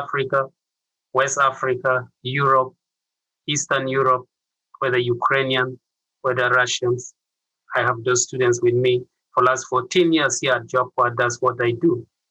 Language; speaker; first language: English; non-native, local second language; Acoli